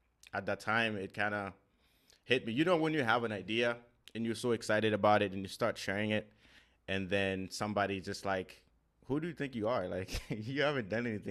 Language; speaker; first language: English; non-native, fluent; Haitian Creole